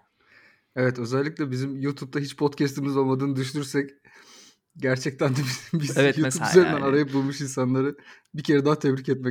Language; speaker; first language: Turkish; native; Turkish